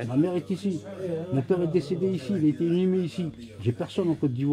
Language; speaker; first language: French; early bilingual, other home language; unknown